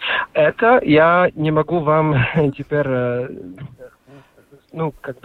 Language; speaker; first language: Russian; non-native, local second language; Latvian